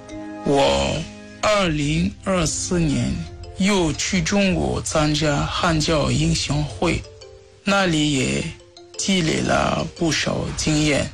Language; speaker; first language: Chinese; non-native, fluent; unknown